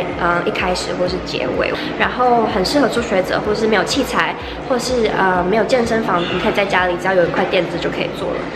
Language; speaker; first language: Chinese; native; Chinese